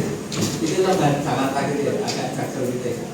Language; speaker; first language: Indonesian; native; Indonesian